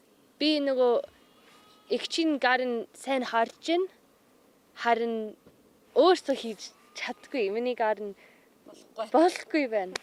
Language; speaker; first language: Mongolian; non-native, learner; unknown